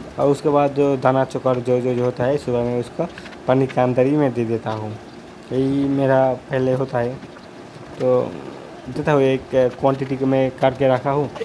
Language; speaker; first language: Hindi; non-native, local second language; Bangla